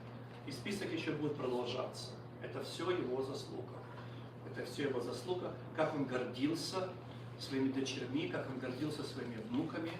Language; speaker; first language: Russian; native; Russian